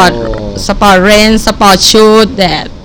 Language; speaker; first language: English; non-native, learner; Thai